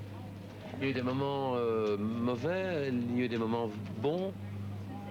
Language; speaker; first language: French; native; French